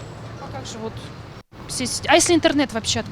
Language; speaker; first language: Russian; native; Russian